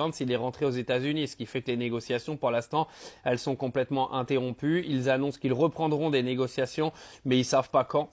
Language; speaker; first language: French; native; French